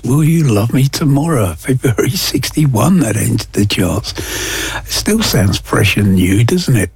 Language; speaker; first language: English; native; English